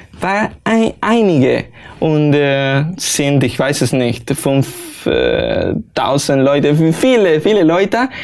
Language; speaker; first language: German; non-native, learner; Spanish